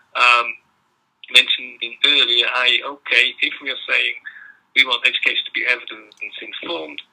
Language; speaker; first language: English; non-native, fluent; Dutch